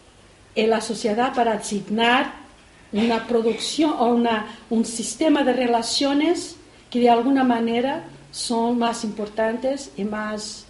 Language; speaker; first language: Spanish; non-native, fluent; Portuguese